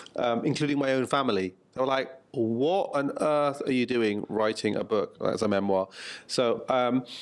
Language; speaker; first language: English; native; English